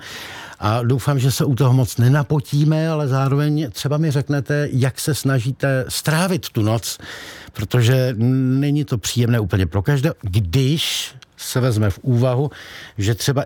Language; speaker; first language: Czech; native; Czech